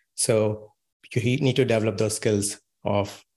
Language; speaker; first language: English; non-native, local second language; Hindi